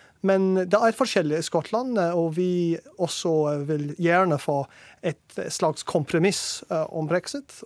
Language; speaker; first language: Norwegian; non-native, learner; English